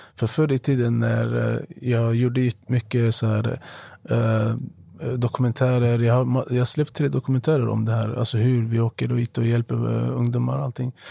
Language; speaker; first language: Swedish; non-native, fluent; Arabic